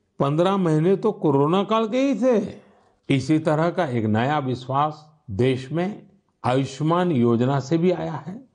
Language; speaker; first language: Hindi; non-native, local second language; Gujarati